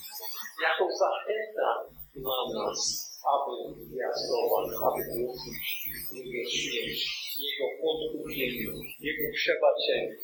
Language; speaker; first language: Polish; non-native, learner; English